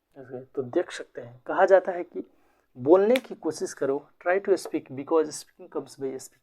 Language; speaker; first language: Hindi; native; Hindi